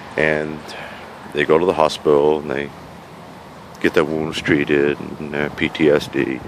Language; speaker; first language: English; native; English